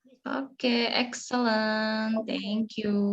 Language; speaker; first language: English; non-native, learner; Indonesian